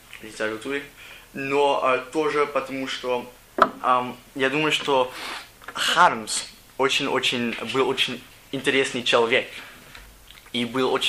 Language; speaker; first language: Russian; non-native, learner; English